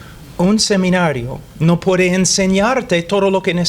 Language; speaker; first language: Spanish; non-native, fluent; English